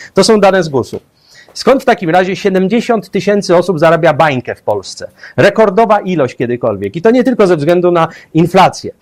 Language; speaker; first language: Polish; native; Polish